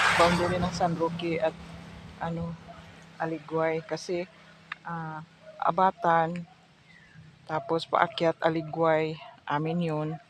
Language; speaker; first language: Filipino; non-native, local second language; Cebuano